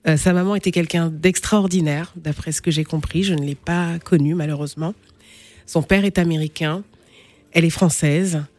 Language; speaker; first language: French; early bilingual, other home language; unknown